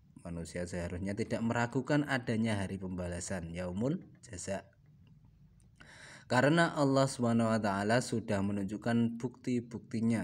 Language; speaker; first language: Indonesian; native; Indonesian